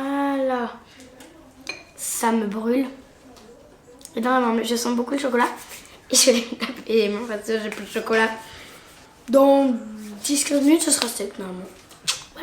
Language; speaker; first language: French; native; French